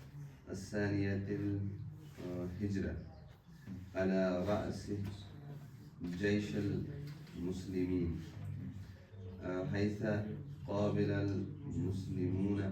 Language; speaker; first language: Arabic; non-native, learner; Urdu